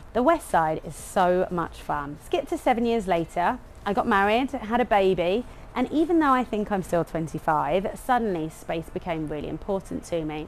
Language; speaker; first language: English; native; English